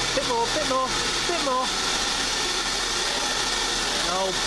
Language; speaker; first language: English; native; English